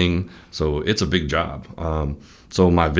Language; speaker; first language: English; native; English